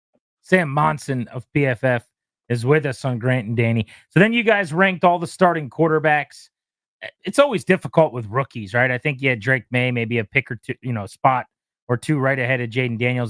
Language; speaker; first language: English; native; English